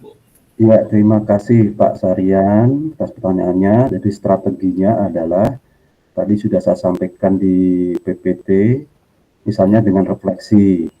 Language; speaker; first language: Indonesian; native; Indonesian